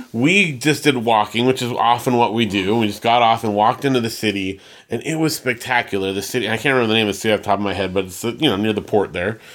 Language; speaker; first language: English; early bilingual, other home language; Italian